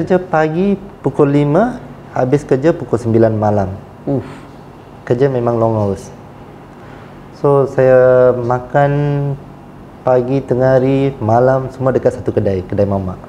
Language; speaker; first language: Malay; non-native, local second language; Tamil